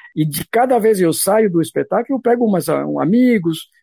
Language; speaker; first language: Portuguese; non-native, fluent; French